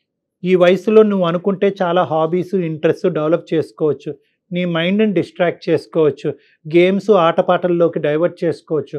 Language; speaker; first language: Telugu; native; Telugu